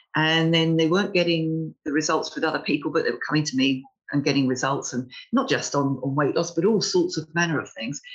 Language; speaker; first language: English; native; English